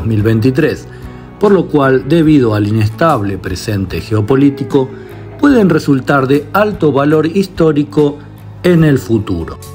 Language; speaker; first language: Spanish; native; Spanish